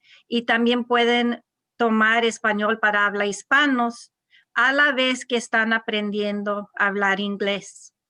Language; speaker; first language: Spanish; non-native, local second language; English